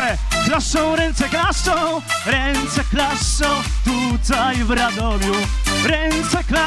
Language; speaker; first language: Polish; native; Polish